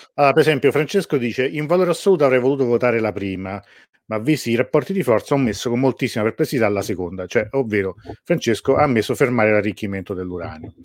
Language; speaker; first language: Italian; native; Italian